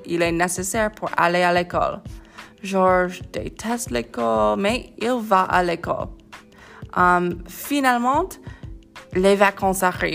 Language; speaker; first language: French; non-native, learner; English